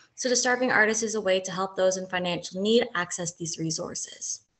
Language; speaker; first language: English; native; English